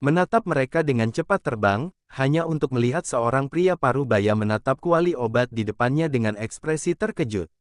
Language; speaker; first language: Indonesian; native; Indonesian